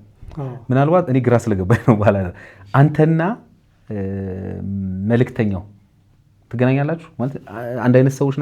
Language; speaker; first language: Amharic; native; Amharic